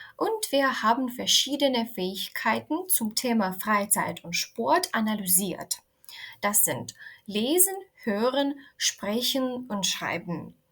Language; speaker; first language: German; non-native, fluent; Ukrainian